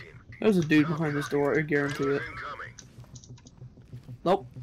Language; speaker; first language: English; native; English